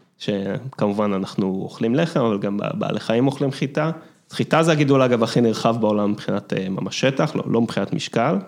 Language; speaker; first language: Hebrew; early bilingual, other home language; English